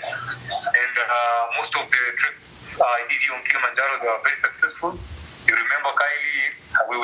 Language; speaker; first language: English; non-native, local second language; Swahili